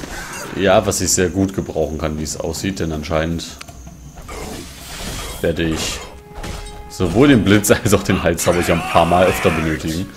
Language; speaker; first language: German; native; German